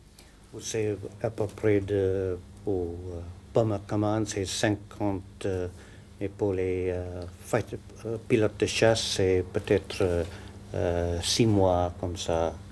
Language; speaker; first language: French; non-native, learner; English